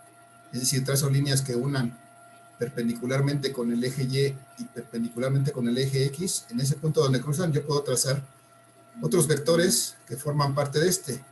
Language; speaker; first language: Spanish; native; Spanish